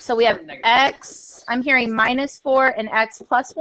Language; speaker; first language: English; native; English